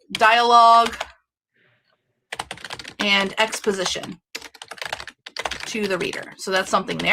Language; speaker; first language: English; native; English